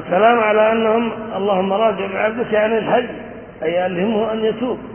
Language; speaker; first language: Arabic; native; Arabic